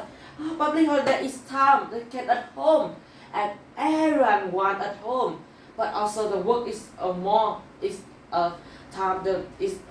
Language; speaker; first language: English; non-native, learner; Vietnamese